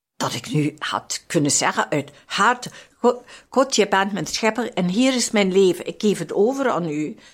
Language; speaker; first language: Dutch; non-native, fluent; German